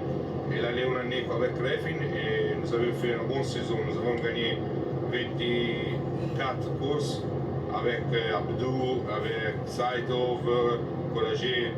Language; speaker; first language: French; non-native, learner; Italian